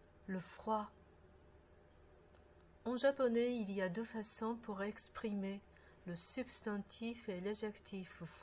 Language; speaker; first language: French; non-native, fluent; Japanese